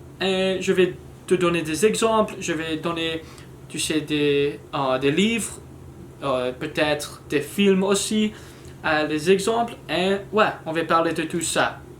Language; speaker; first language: French; non-native, learner; English